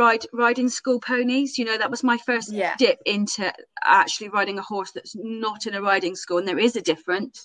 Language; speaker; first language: English; native; English